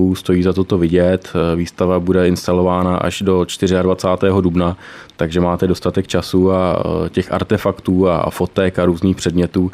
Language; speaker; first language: Czech; native; Czech